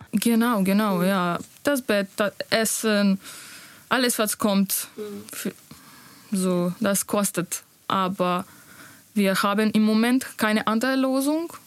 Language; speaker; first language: German; non-native, learner; Bosnian